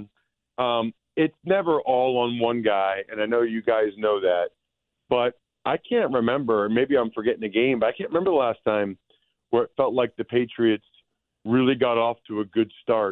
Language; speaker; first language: English; native; English